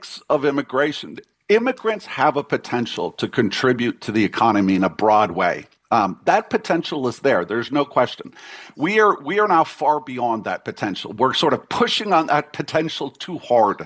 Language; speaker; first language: English; native; English